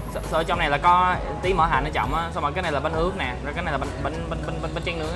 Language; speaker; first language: Vietnamese; early bilingual, other home language; English